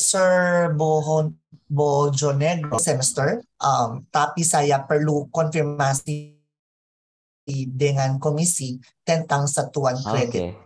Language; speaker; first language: Indonesian; non-native, learner; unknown